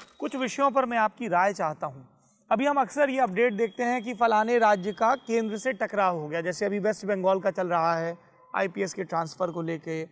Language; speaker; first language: Hindi; native; Hindi